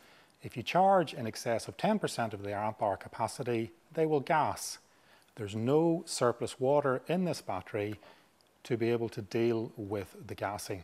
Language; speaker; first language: English; native; English